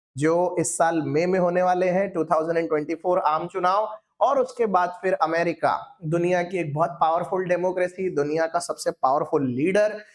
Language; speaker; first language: Hindi; non-native, local second language; Marathi